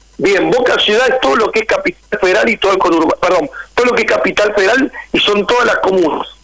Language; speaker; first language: Spanish; native; Spanish